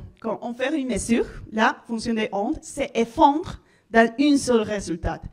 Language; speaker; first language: French; non-native, learner; Spanish